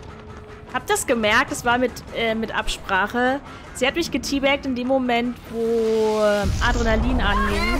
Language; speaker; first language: German; native; German